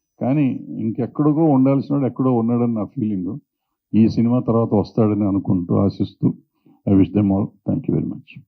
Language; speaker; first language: Telugu; native; Telugu